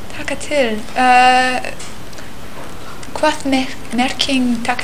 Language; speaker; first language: Icelandic; non-native, learner; English